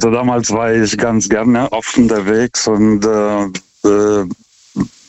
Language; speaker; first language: German; non-native, fluent; Lithuanian